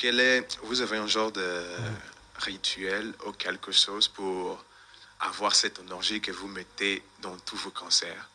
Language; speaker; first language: French; non-native, fluent; Spanish